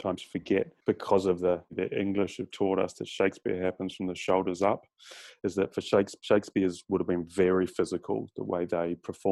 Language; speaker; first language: English; native; English